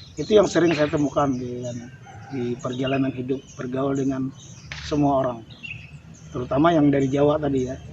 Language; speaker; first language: Indonesian; non-native, local second language; Banjar